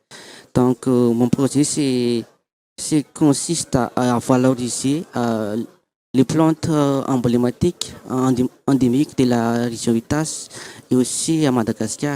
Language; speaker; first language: French; non-native, local second language; Malagasy